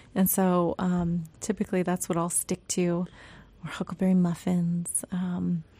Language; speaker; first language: English; native; English